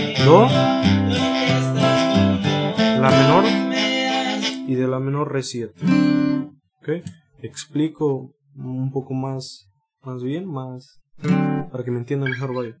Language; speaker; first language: Spanish; native; Spanish